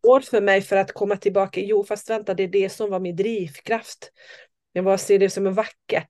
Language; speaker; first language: Swedish; non-native, fluent; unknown